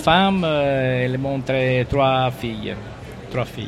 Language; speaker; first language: French; non-native, learner; Italian